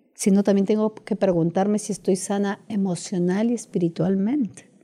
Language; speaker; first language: Spanish; native; Spanish